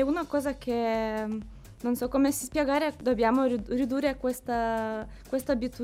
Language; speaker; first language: Italian; non-native, learner; Lithuanian